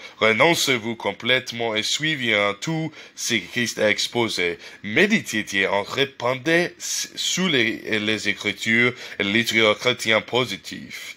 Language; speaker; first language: French; non-native, learner; English